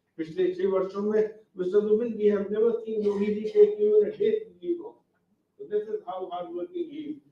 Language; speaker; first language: Hindi; native; Hindi